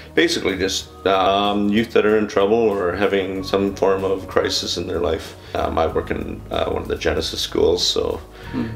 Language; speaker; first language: English; native; English